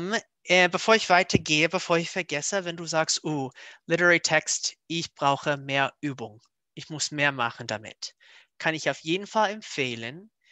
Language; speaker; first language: German; non-native, fluent; English